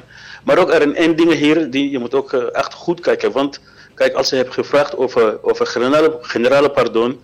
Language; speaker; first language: Dutch; non-native, learner; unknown